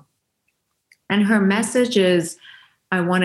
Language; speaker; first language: English; non-native, fluent; Persian